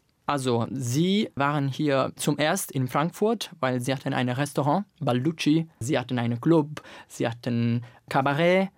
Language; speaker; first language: German; non-native, fluent; Italian